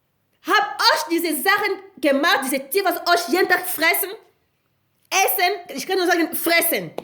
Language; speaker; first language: German; non-native, learner; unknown